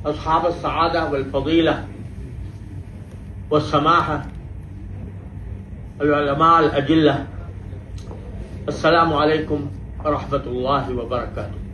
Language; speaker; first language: Arabic; non-native, fluent; Urdu